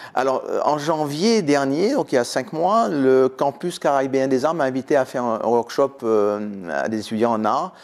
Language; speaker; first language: French; native; French